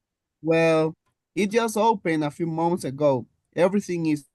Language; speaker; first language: English; non-native, learner; Spanish